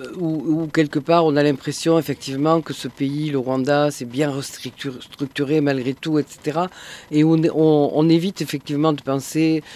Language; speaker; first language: French; native; French